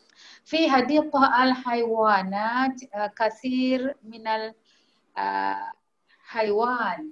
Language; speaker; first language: Arabic; non-native, learner; Malay